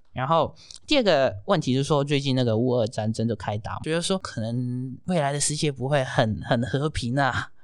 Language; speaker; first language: Chinese; non-native, fluent; Cantonese